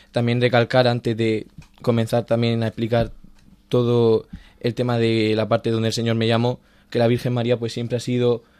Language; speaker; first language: Spanish; native; Spanish